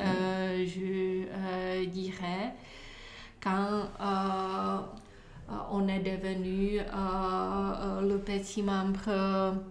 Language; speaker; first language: French; non-native, learner; Czech